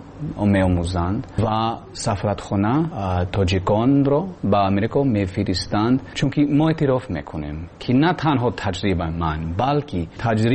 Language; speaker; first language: Persian; non-native, learner; English